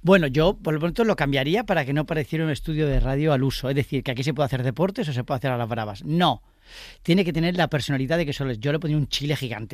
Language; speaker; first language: Spanish; native; Spanish